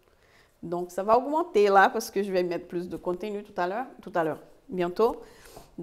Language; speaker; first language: French; non-native, fluent; Portuguese